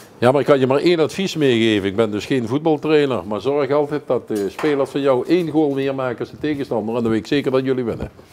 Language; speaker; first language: Dutch; native; Dutch